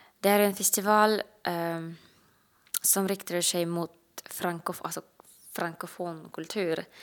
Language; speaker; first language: Swedish; non-native, fluent; Russian